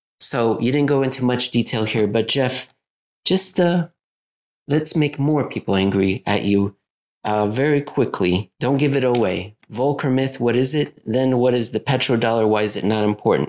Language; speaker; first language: English; native; English